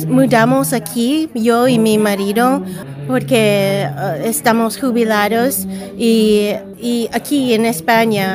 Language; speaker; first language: Spanish; non-native, learner; English